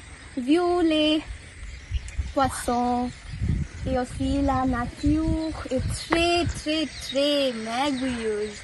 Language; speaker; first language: French; non-native, learner; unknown